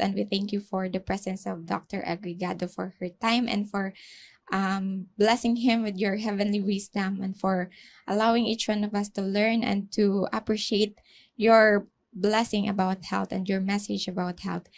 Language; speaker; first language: English; non-native, local second language; Hiligaynon